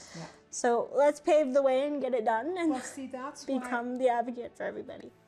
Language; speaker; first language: English; native; English